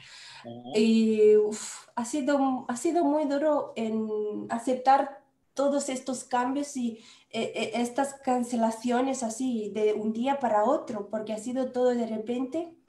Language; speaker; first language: Spanish; non-native, fluent; Romanian